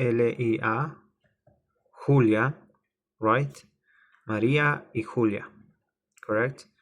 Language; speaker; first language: Spanish; non-native, learner; English